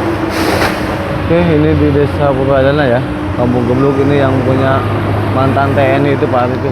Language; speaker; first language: Indonesian; non-native, local second language; Sundanese